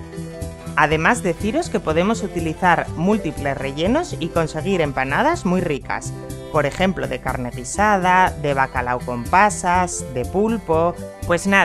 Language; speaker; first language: Spanish; native; Spanish